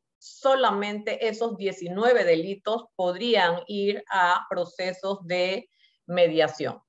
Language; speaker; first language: Spanish; native; Spanish